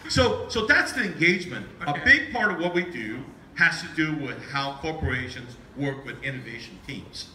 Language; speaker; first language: English; early bilingual, other home language; Chinese